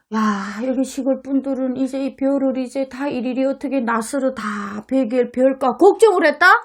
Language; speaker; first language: Korean; native; Korean